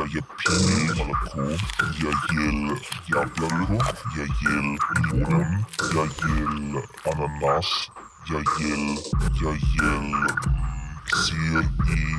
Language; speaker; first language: Russian; non-native, learner; German